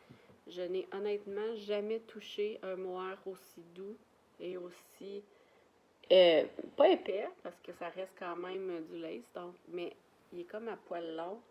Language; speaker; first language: French; native; French